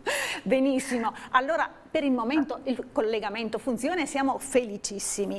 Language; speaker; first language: Italian; native; Italian